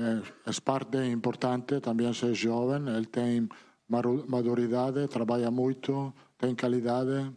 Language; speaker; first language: Portuguese; non-native, learner; Italian